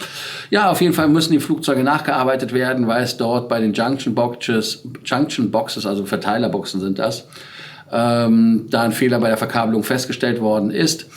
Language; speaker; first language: German; native; German